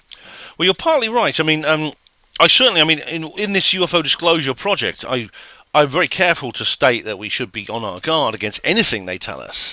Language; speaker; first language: English; native; English